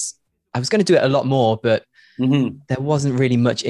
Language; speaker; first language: English; native; English